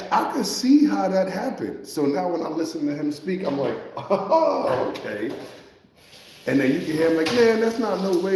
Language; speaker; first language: English; native; English